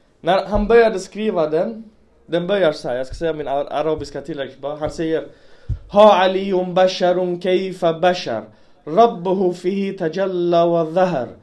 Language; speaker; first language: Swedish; early bilingual, other home language; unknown